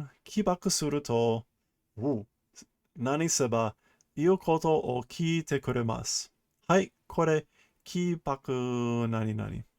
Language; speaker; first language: Japanese; non-native, learner; English